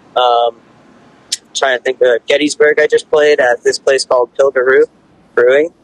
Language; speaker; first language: English; native; English